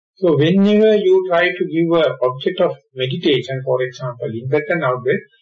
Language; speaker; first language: English; non-native, local second language; Sinhala